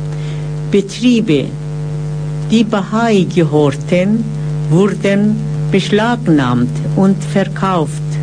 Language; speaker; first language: German; non-native, fluent; Persian